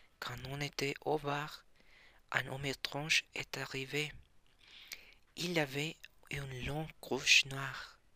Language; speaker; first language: French; non-native, learner; Spanish